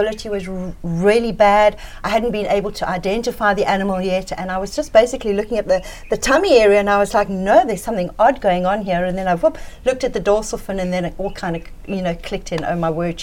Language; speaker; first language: English; native; English